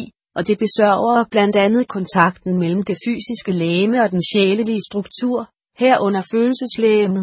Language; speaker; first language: Danish; native; Danish